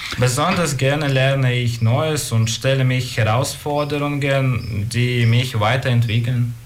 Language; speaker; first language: German; non-native, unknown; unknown